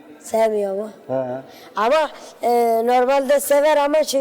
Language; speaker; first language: Turkish; early bilingual, other home language; Arabic